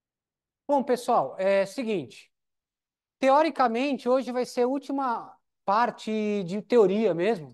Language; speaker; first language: Portuguese; native; Portuguese